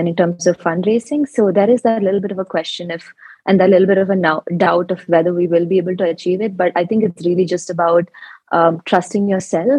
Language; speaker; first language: English; non-native, local second language; Malayalam